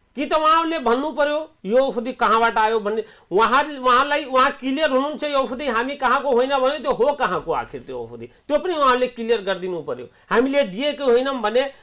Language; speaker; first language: Nepali; non-native, local second language; Awadhi